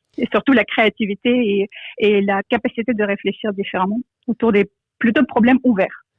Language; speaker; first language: French; non-native, fluent; Russian